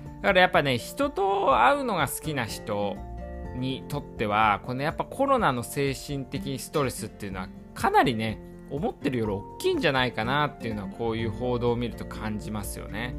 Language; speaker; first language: Japanese; native; Japanese